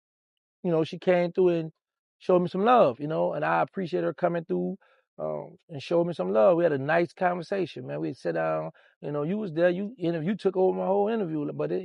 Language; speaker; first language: English; native; English